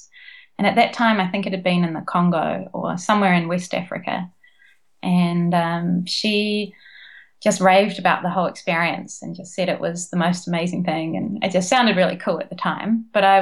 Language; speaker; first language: English; native; English